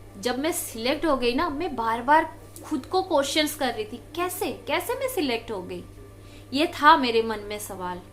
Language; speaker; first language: Hindi; non-native, local second language; Bangla